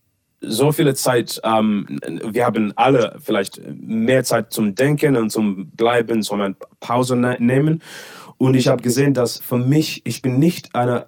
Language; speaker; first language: German; non-native, learner; English